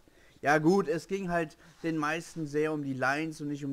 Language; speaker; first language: German; native; German